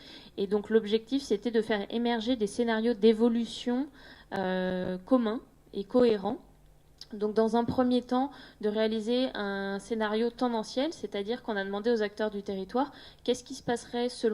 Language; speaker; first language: French; native; French